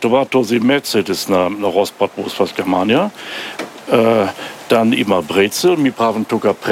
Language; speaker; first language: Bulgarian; non-native, learner; German